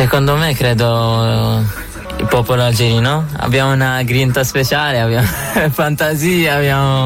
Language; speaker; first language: Italian; non-native, fluent; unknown